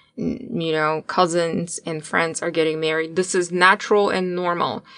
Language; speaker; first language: English; non-native, fluent; Russian